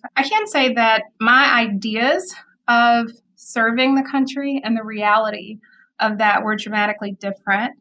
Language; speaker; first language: English; native; English